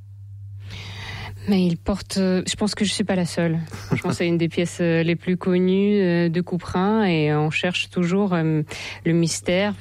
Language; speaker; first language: French; non-native, fluent; Russian